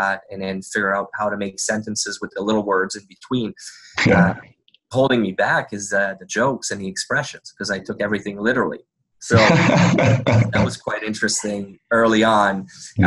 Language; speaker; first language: English; non-native, fluent; French